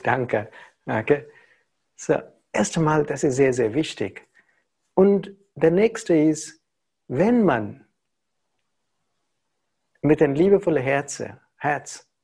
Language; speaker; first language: German; non-native, learner; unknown